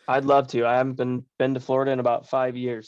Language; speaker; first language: English; native; English